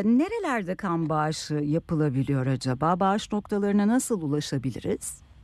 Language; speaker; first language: Turkish; native; Turkish